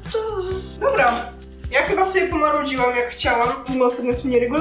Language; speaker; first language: Polish; native; Polish